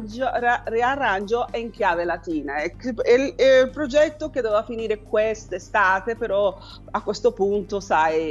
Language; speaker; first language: Italian; non-native, fluent; Spanish